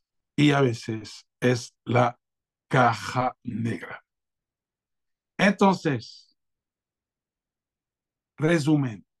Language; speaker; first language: Spanish; non-native, fluent; French